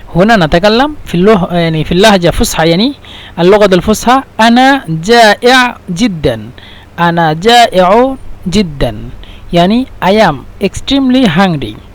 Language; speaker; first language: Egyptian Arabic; non-native, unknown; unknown